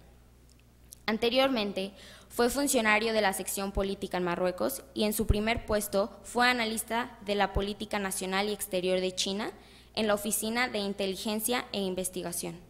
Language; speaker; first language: Spanish; native; Spanish